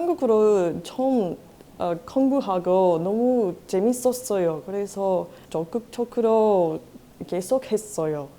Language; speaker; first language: Korean; non-native, learner; English